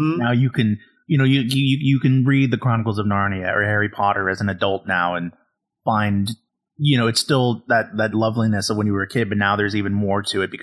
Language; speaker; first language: English; native; English